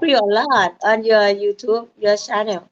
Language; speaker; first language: English; non-native, learner; Thai